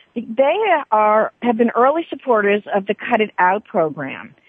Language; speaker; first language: English; native; English